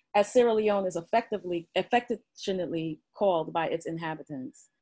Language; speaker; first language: English; native; English